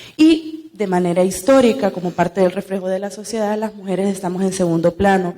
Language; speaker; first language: Spanish; native; Spanish